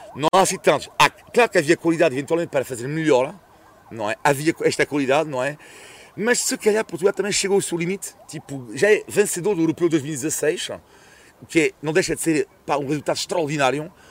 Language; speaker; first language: Portuguese; non-native, fluent; French